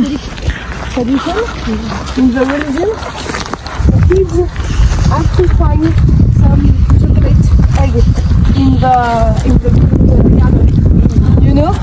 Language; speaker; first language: English; non-native, learner; French